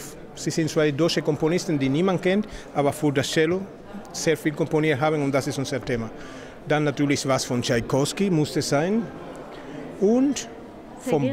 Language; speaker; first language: German; non-native, fluent; Spanish